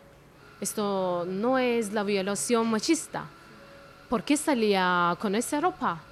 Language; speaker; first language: Spanish; non-native, fluent; Turkish